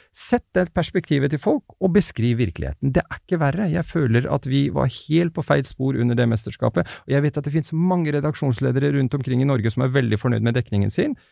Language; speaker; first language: Norwegian; early bilingual, other home language; Persian